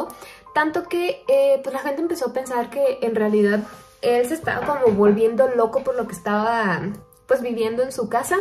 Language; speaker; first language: Spanish; native; Spanish